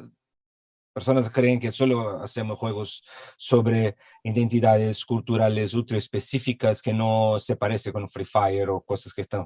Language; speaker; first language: Spanish; non-native, fluent; Portuguese